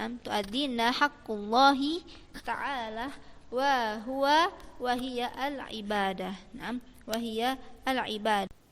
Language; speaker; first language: Arabic; non-native, fluent; Indonesian